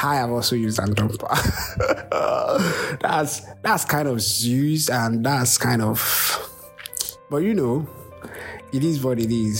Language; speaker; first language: English; non-native, local second language; Yoruba